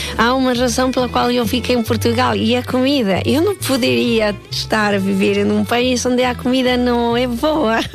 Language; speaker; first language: Portuguese; non-native, fluent; Spanish